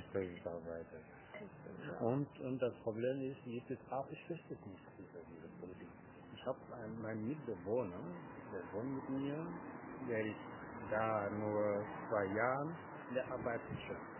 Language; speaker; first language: German; non-native, fluent; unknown